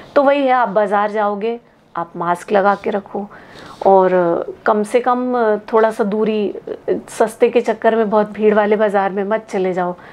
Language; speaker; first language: Hindi; native; Hindi